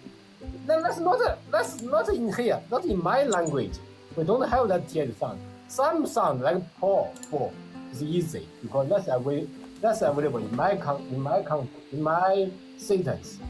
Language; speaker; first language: English; non-native, learner; Vietnamese